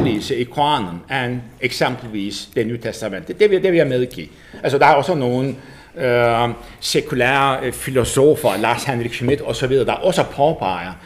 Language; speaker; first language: Danish; non-native, fluent; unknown